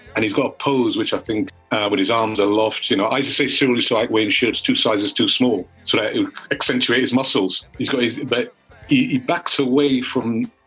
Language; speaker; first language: English; native; English